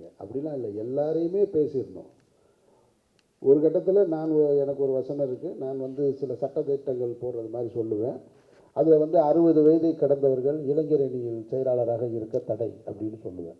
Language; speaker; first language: Tamil; native; Tamil